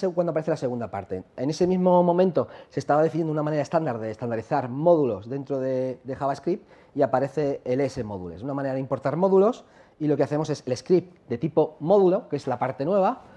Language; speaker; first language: Spanish; native; Spanish